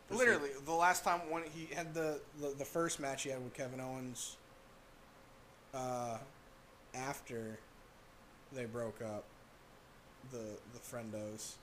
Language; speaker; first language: English; native; English